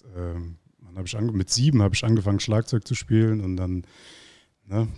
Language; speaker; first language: German; non-native, fluent; Icelandic